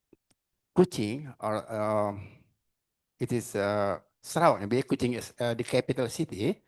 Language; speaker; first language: English; non-native, learner; Indonesian